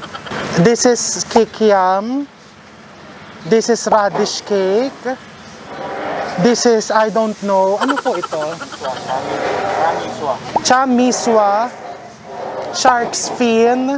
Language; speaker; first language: English; non-native, local second language; Filipino